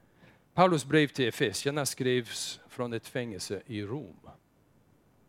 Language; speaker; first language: Swedish; non-native, fluent; English